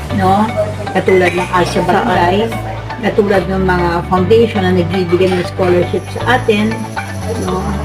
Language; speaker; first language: Filipino; native; Filipino